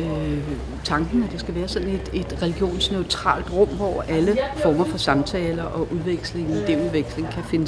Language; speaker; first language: Danish; native; Danish